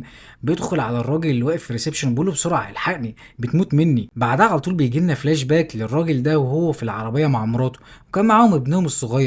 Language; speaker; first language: Arabic; native; Arabic